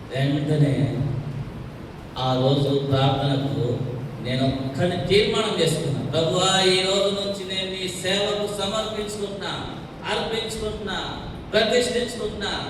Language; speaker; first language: Telugu; non-native, local second language; Tamil